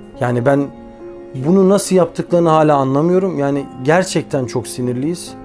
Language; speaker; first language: Turkish; native; Turkish